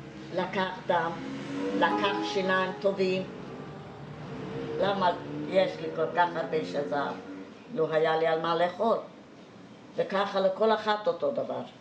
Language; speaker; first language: Hebrew; non-native, fluent; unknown